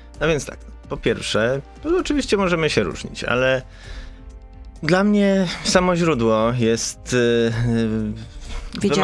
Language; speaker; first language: Polish; native; Polish